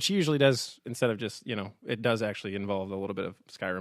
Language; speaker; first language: English; native; English